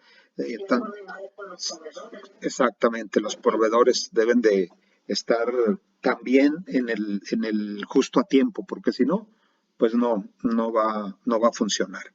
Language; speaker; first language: Spanish; native; Spanish